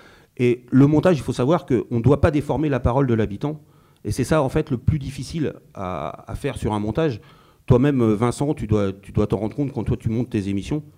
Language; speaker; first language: French; native; French